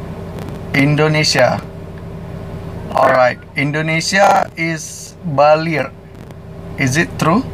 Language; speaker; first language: English; non-native, learner; Indonesian